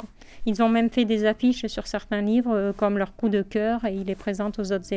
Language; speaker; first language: French; native; French